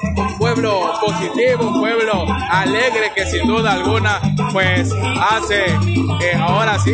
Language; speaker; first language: Spanish; native; Spanish